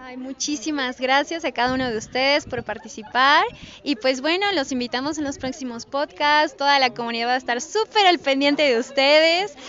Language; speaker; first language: Spanish; native; Spanish